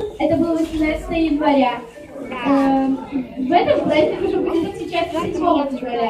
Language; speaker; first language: Russian; native; Russian